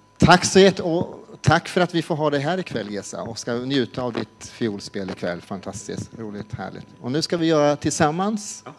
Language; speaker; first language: Swedish; native; Swedish